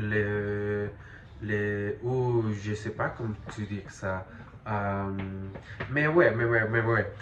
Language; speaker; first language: French; non-native, learner; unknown